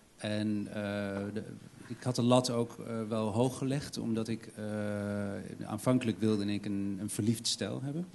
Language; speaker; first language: Dutch; native; Dutch